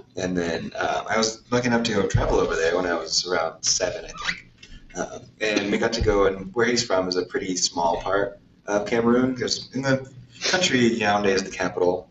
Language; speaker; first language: English; native; English